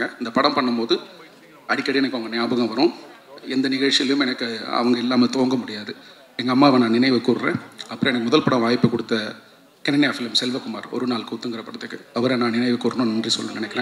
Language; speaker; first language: Tamil; native; Tamil